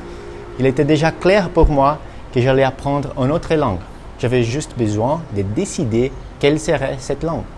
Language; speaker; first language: French; non-native, fluent; Portuguese